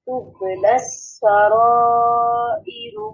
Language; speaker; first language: Arabic; non-native, learner; Bangla